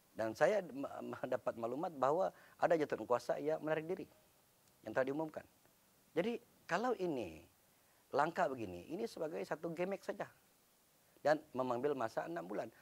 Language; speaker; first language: Malay; native; Malay